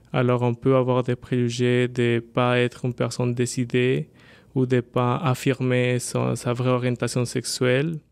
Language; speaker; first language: French; non-native, fluent; Spanish